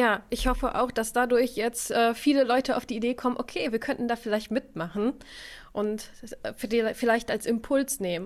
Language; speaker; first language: German; native; German